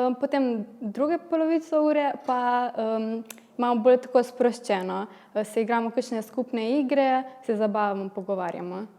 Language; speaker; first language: Slovenian; native; Slovenian